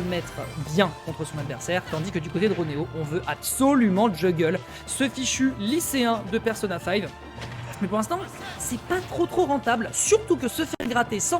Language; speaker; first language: French; native; French